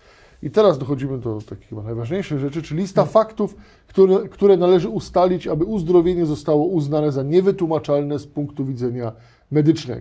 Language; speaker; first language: Polish; native; Polish